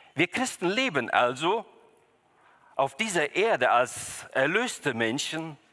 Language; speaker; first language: German; early bilingual, other home language; Russian